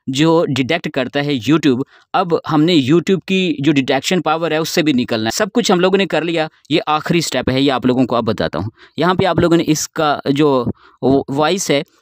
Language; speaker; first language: Urdu; non-native, local second language; Sindhi